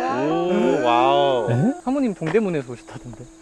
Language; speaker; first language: Korean; native; Korean